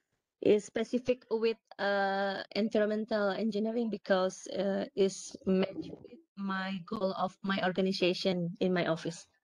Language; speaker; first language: English; non-native, learner; Indonesian